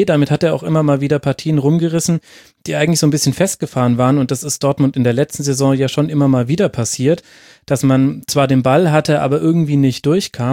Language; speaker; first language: German; native; German